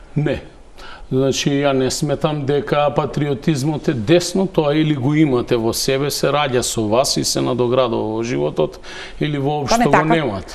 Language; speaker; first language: Macedonian; native; Macedonian